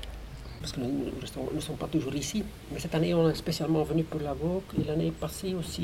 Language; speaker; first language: French; non-native, learner; Dutch